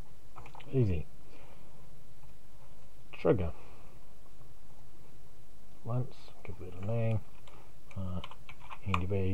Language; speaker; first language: English; native; English